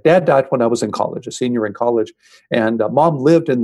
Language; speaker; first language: English; native; English